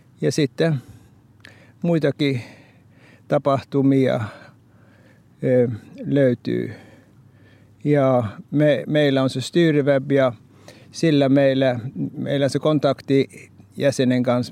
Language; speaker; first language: Finnish; early bilingual, heritage; Norwegian